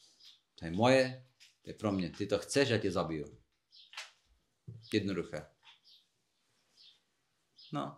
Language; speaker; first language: Czech; non-native, fluent; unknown